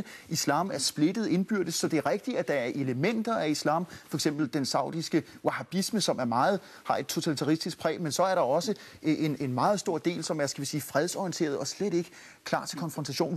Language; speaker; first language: Danish; native; Danish